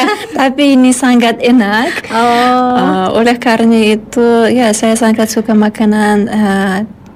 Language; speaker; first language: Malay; non-native, learner; Uzbek